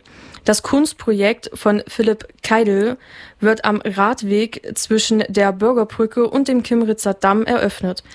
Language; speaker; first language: German; native; German